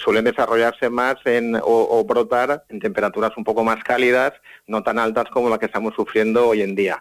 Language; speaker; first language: Spanish; native; Spanish